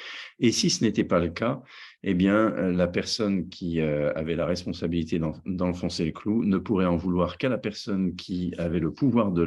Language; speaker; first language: French; native; French